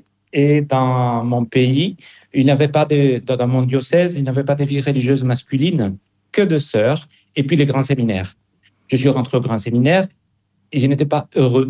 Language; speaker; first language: French; non-native, fluent; Spanish